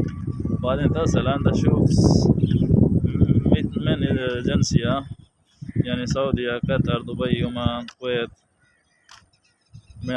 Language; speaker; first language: Arabic; non-native, learner; Saraiki